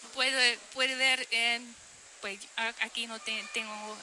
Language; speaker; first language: Spanish; non-native, fluent; Dutch